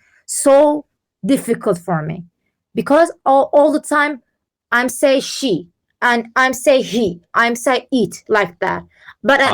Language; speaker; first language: English; non-native, learner; Turkish